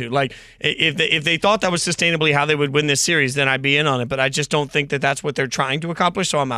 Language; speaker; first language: English; native; English